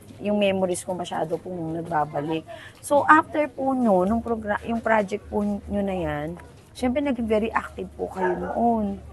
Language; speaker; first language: Filipino; native; Filipino